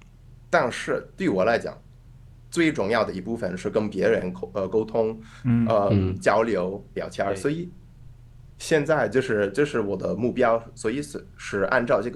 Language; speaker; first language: Chinese; non-native, fluent; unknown